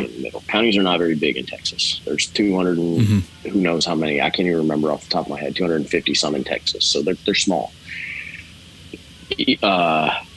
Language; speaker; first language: English; native; English